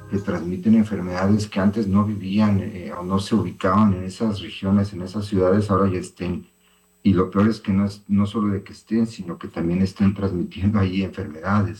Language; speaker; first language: Spanish; native; Spanish